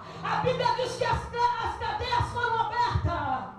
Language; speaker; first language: Portuguese; native; Portuguese